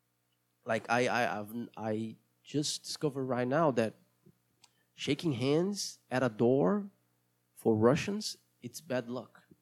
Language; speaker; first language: English; non-native, fluent; Portuguese